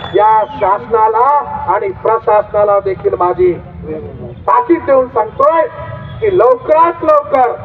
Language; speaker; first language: Marathi; non-native, local second language; Lambadi